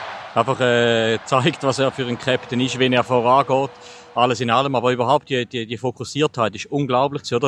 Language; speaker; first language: German; native; German